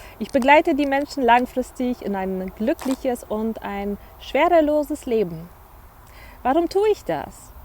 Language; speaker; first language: German; early bilingual, other home language; Polish